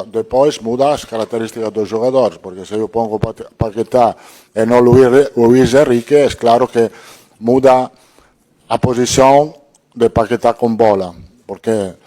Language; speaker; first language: Portuguese; non-native, fluent; Italian